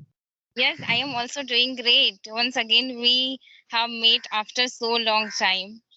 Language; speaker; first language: English; non-native, learner; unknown